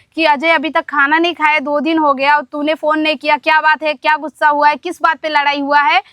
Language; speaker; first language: Hindi; non-native, local second language; Marathi